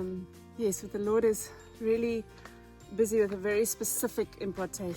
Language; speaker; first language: English; non-native, local second language; Afrikaans